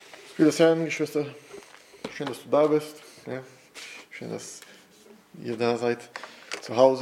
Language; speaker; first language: German; non-native, fluent; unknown